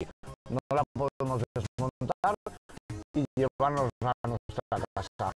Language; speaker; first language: Spanish; native; Spanish